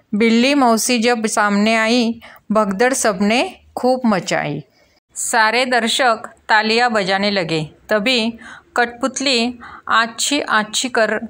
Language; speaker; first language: Hindi; non-native, local second language; Marathi